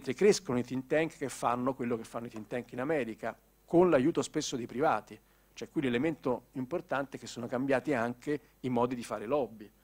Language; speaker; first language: Italian; native; Italian